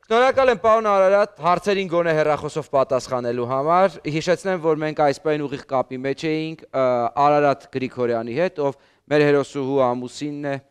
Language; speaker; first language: Armenian; native; Armenian